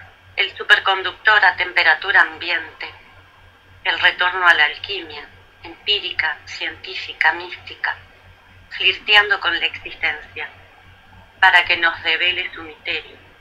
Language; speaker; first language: Spanish; native; Spanish